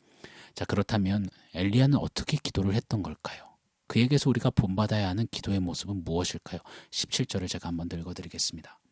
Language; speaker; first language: Korean; native; Korean